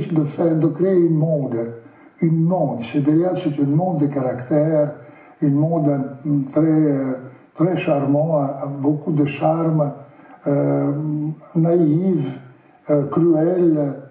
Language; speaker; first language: French; non-native, learner; Russian